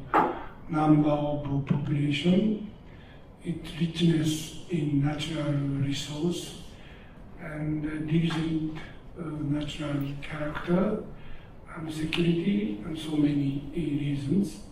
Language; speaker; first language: English; non-native, learner; Japanese